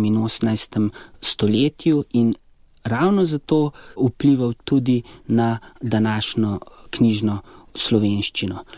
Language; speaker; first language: Slovenian; native; Slovenian